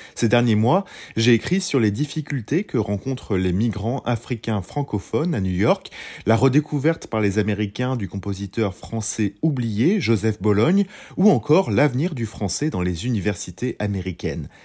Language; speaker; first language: French; native; French